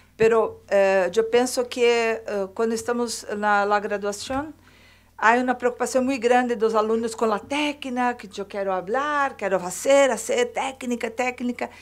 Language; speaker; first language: Portuguese; native; Portuguese